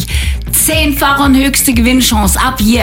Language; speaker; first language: German; native; German